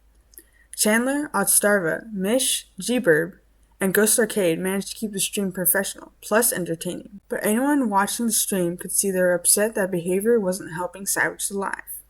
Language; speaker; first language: English; native; English